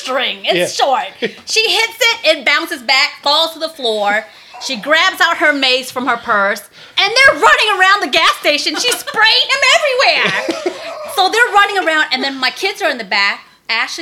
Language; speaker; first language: English; native; English